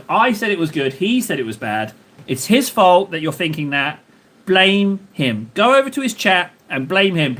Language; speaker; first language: English; native; English